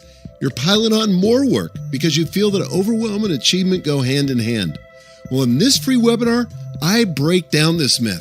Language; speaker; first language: English; native; English